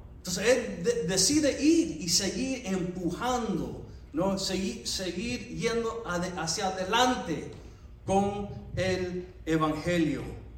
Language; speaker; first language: Spanish; non-native, fluent; English